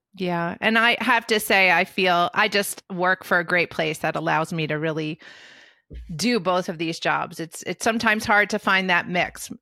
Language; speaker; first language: English; native; English